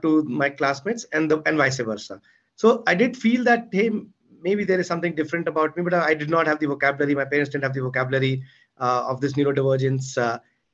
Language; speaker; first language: English; non-native, local second language; Hindi